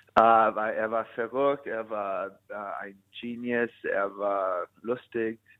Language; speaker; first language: German; non-native, learner; English